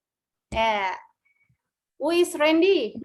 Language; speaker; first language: English; non-native, learner; Indonesian